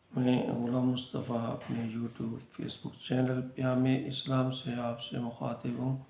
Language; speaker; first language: Urdu; non-native, local second language; Punjabi